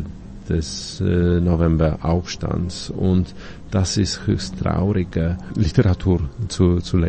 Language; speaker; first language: German; non-native, fluent; Polish